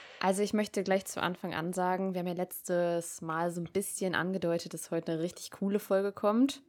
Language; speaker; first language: German; native; German